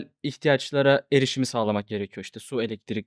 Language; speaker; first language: Turkish; native; Turkish